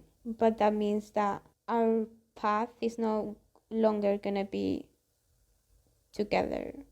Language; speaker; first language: English; non-native, fluent; Spanish